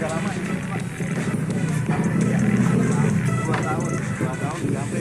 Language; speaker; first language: Indonesian; non-native, local second language; Sundanese